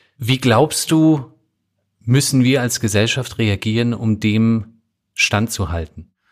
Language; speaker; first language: German; native; German